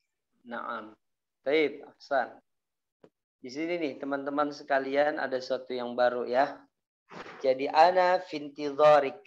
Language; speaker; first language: Indonesian; native; Indonesian